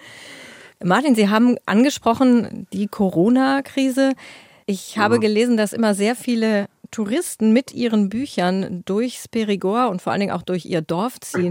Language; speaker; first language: German; native; German